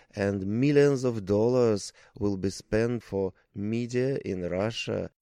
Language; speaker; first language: English; non-native, learner; Russian